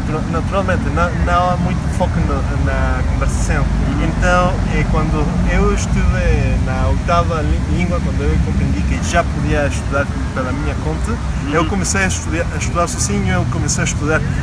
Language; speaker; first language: Portuguese; non-native, learner; Spanish